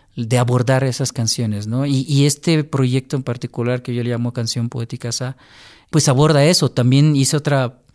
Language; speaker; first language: Spanish; native; Spanish